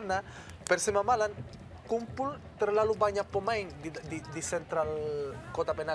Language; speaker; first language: Indonesian; non-native, fluent; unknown